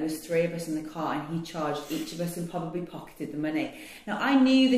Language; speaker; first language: English; native; English